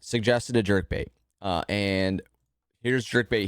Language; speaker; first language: English; native; English